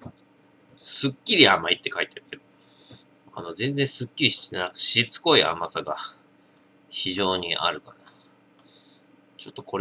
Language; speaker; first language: Japanese; native; Japanese